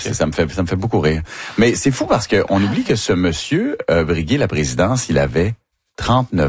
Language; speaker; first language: French; native; French